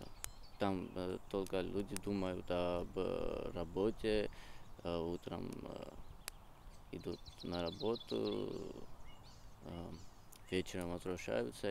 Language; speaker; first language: Russian; non-native, learner; Georgian